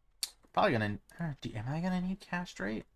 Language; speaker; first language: English; native; English